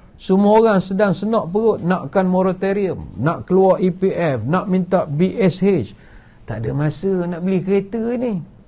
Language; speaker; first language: Malay; native; Malay